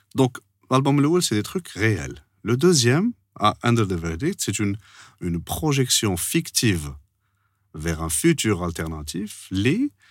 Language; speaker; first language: French; non-native, local second language; Arabic